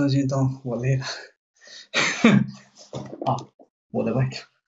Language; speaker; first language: Chinese; non-native, learner; Japanese